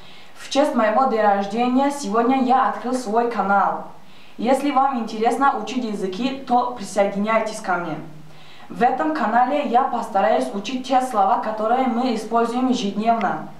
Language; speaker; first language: Russian; non-native, learner; Tajik